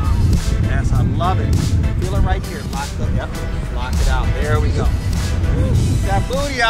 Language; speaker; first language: English; non-native, fluent; Portuguese